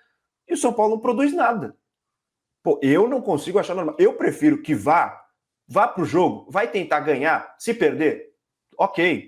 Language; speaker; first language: Portuguese; native; Portuguese